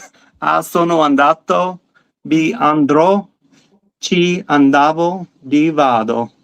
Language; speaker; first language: Italian; non-native, learner; English